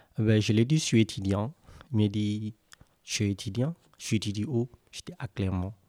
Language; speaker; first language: French; non-native, local second language; Fula